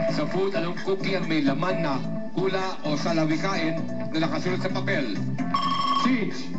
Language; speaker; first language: Filipino; native; Filipino